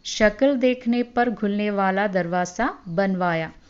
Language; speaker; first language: Hindi; non-native, local second language; Malayalam